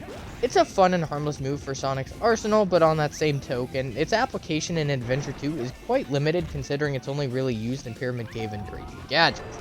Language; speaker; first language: English; native; English